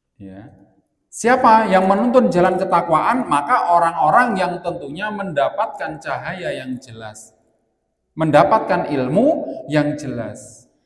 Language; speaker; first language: Indonesian; non-native, local second language; Javanese